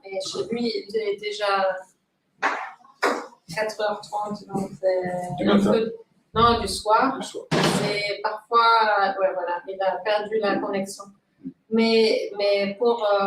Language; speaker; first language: French; non-native, fluent; Italian